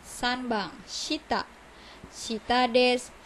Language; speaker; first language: Japanese; non-native, fluent; Indonesian